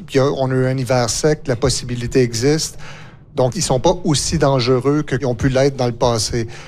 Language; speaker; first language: French; native; French